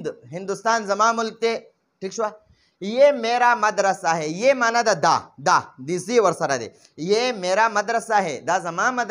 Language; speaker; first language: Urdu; non-native, fluent; Pashto